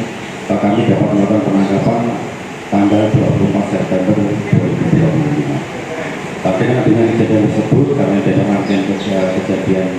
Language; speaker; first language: Indonesian; native; Indonesian